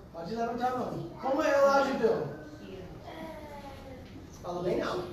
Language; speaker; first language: Portuguese; non-native, fluent; English